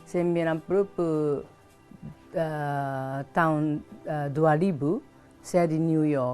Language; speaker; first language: Indonesian; non-native, fluent; Japanese